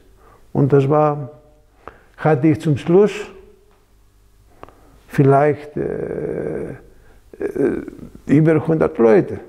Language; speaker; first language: German; non-native, fluent; Greek